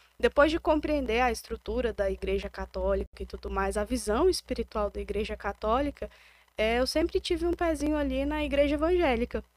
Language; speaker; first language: Portuguese; native; Portuguese